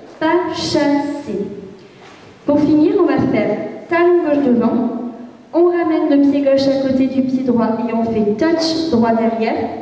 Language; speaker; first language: French; native; French